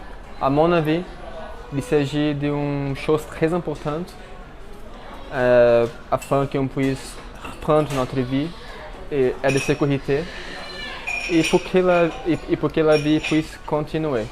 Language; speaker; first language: French; non-native, learner; Portuguese